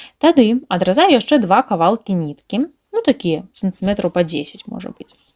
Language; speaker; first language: Belarusian; native; Belarusian